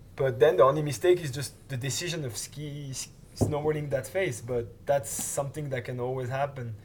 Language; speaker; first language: English; non-native, fluent; French